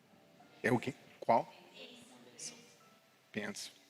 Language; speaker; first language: Portuguese; non-native, fluent; English